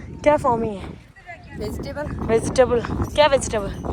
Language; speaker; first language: Hindi; non-native, local second language; Malayalam